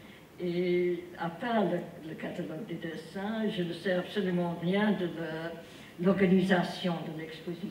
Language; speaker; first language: French; non-native, fluent; English